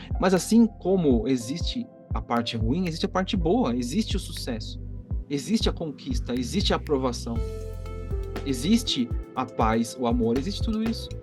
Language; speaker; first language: Portuguese; native; Portuguese